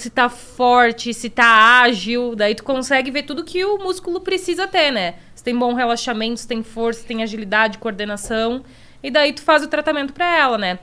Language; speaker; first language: Portuguese; native; Portuguese